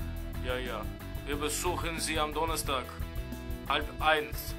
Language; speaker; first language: German; non-native, learner; English